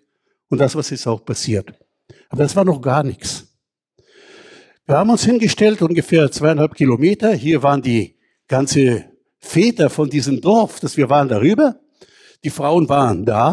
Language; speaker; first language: German; non-native, fluent; Hebrew